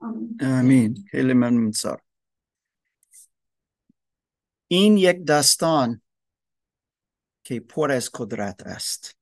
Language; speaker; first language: Persian; non-native, learner; English